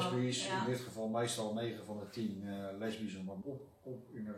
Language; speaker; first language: Dutch; native; Dutch